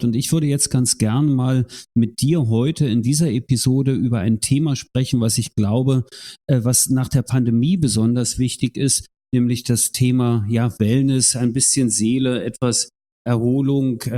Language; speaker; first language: German; native; German